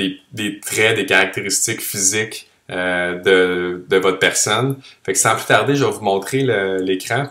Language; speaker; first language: French; native; French